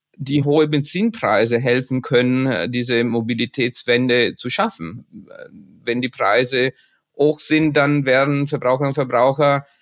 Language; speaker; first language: German; non-native, fluent; Italian